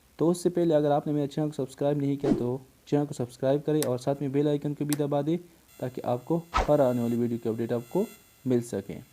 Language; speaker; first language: Urdu; non-native, local second language; Pashto